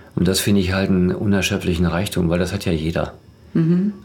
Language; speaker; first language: German; native; German